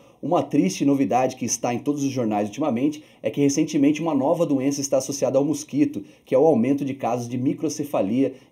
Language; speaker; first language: Portuguese; native; Portuguese